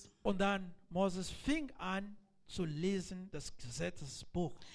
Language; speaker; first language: German; non-native, learner; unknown